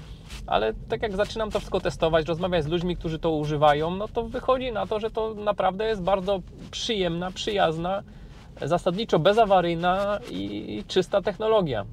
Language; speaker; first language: Polish; native; Polish